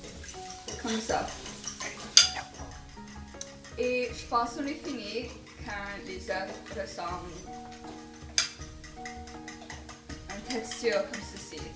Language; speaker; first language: French; non-native, fluent; English